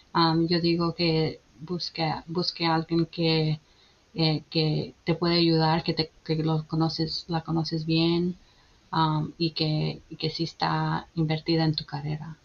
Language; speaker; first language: Spanish; early bilingual, heritage; Spanish